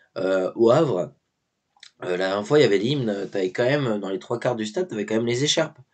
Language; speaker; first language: French; native; French